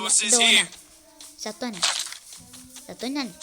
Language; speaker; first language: Malayalam; native; Malayalam